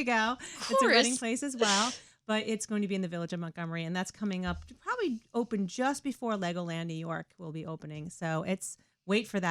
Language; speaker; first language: English; native; English